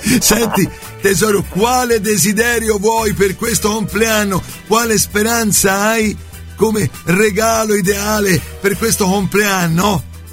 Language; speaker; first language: Italian; native; Italian